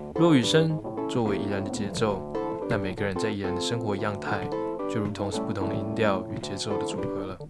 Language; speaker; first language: Chinese; native; Chinese